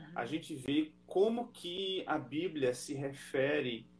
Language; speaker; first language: Portuguese; native; Portuguese